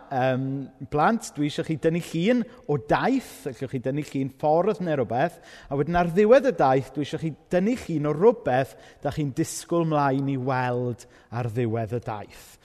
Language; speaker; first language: Welsh; native; Welsh